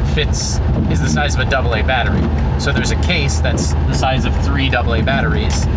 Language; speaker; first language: English; native; English